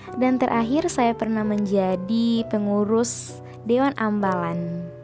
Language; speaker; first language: Indonesian; native; Indonesian